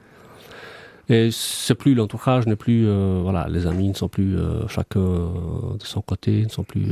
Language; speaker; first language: French; non-native, fluent; Albanian